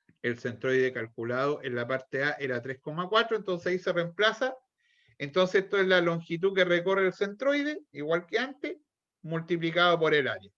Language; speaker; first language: Spanish; native; Spanish